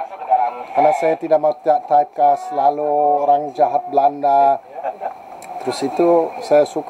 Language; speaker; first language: Indonesian; non-native, fluent; Dutch